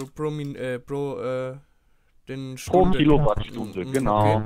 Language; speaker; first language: German; non-native, fluent; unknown